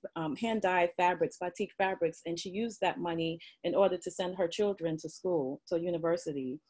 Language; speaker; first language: English; native; English